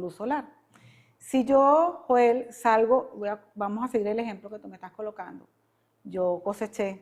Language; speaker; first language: Spanish; native; Spanish